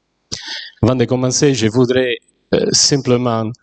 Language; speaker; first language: French; non-native, fluent; Italian